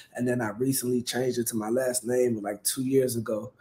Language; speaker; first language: English; native; English